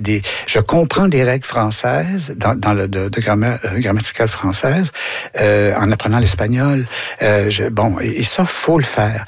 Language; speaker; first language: French; native; French